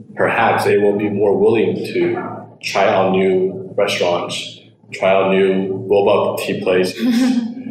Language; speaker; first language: English; early bilingual, other home language; Chinese